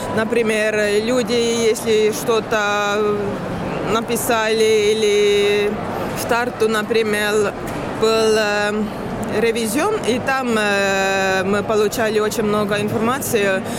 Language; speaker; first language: Russian; non-native, learner; Estonian